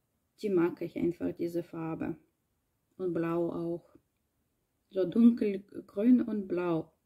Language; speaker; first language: German; non-native, learner; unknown